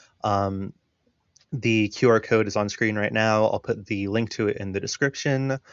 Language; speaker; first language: English; native; English